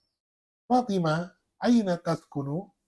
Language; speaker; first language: Arabic; non-native, fluent; Indonesian